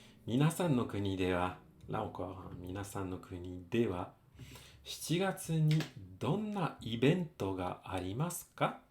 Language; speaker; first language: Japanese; non-native, fluent; French